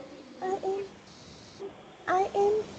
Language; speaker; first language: English; non-native, learner; Vietnamese